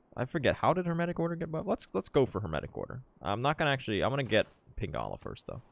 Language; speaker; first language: English; native; English